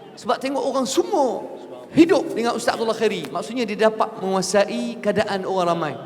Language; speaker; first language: Malay; non-native, fluent; Arabic